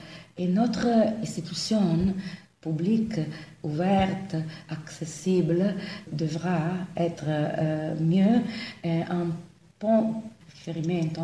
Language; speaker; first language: French; non-native, fluent; Italian